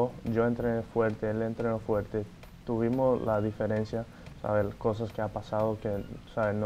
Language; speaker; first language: Spanish; non-native, fluent; Portuguese